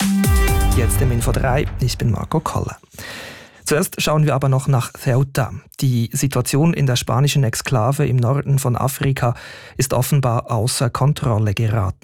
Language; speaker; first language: German; native; German